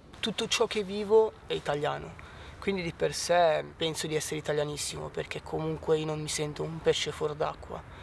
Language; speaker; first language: Italian; early bilingual, other home language; Arabic